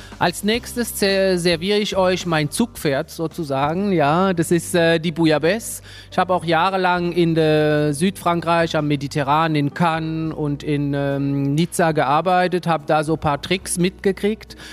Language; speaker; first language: German; non-native, local second language; French